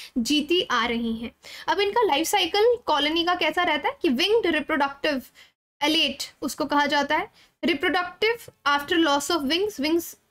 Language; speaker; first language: Hindi; native; Hindi